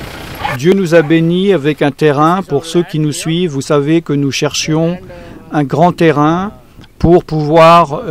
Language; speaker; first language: French; native; French